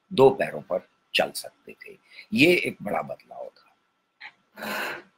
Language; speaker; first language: Hindi; native; Hindi